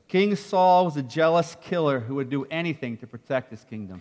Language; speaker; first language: English; native; English